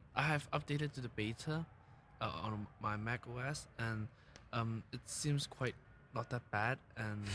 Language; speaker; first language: English; non-native, local second language; Cantonese